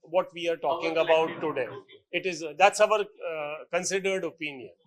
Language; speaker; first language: English; non-native, local second language; Punjabi